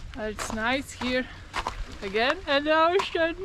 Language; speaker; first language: English; non-native, learner; Slovenian